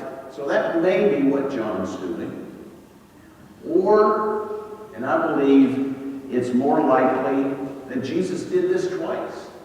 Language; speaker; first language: English; native; English